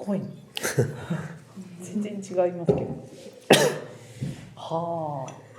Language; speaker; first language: Japanese; native; Japanese